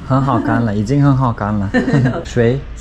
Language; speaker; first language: Chinese; non-native, learner; Turkmen